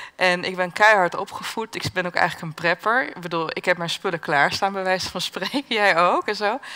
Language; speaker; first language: Dutch; native; Dutch